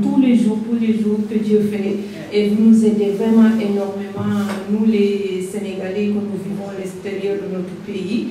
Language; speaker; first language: French; non-native, local second language; Wolof